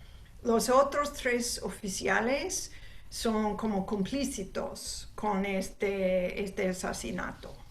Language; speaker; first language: Spanish; non-native, fluent; English